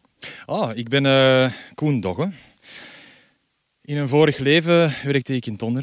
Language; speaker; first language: Dutch; native; Dutch